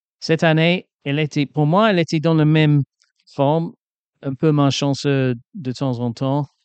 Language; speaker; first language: French; non-native, fluent; English